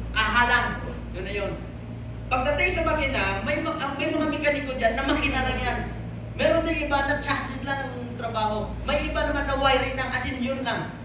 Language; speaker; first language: Filipino; non-native, local second language; Hiligaynon